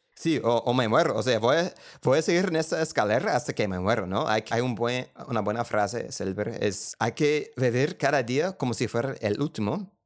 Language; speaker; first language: Spanish; non-native, fluent; English